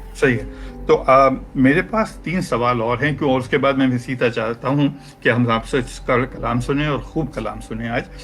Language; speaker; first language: Urdu; native; Urdu